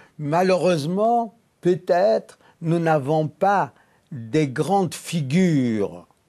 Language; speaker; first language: French; non-native, fluent; Polish